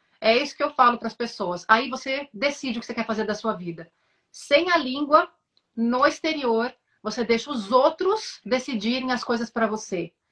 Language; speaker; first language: Portuguese; native; Portuguese